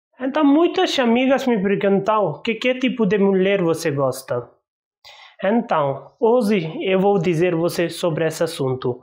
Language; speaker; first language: Portuguese; non-native, learner; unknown